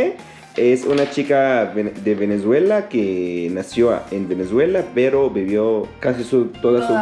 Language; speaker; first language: Spanish; non-native, fluent; Arabic